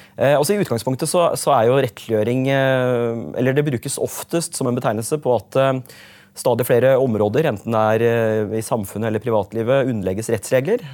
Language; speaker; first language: Norwegian; native; Norwegian